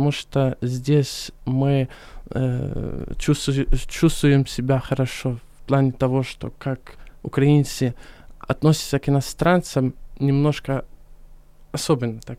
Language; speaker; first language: Russian; non-native, fluent; Arabic